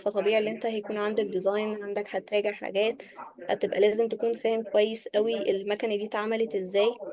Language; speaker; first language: Arabic; native; Arabic